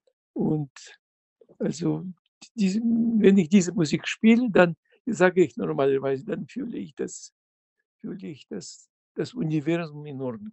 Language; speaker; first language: German; non-native, fluent; Russian